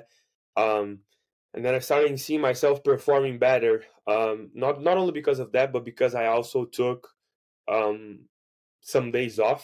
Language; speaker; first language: English; non-native, fluent; Portuguese